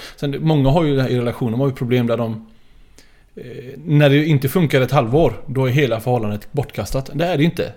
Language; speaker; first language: Swedish; early bilingual, other home language; Arabic